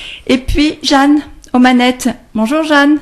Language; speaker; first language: French; native; French